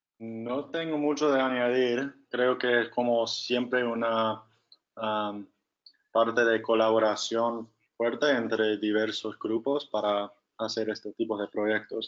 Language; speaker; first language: Spanish; non-native, fluent; English